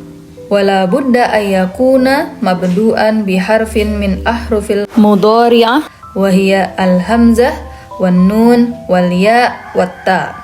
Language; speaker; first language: Arabic; non-native, fluent; Indonesian